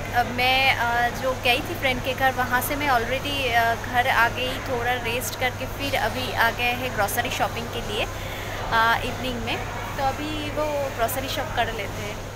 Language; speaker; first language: Hindi; non-native, local second language; Bangla